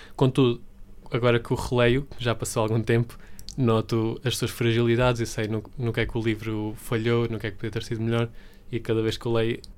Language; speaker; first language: Portuguese; early bilingual, other home language; Spanish